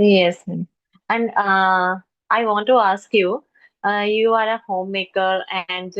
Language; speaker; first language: English; non-native, local second language; Hindi